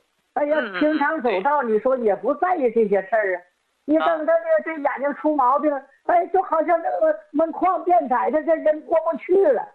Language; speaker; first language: Chinese; native; Chinese